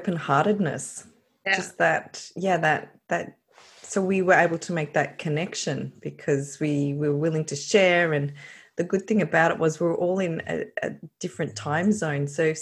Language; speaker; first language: English; native; English